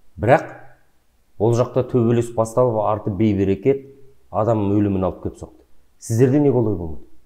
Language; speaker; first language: Kazakh; native; Kazakh